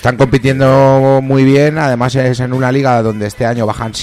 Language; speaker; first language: Spanish; native; Spanish